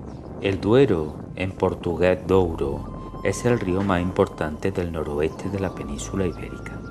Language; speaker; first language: Spanish; native; Spanish